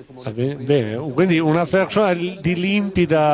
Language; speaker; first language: Italian; native; Italian